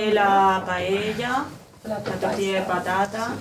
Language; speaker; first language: French; non-native, learner; Spanish